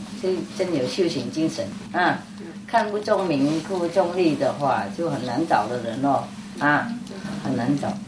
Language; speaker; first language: Chinese; non-native, fluent; Vietnamese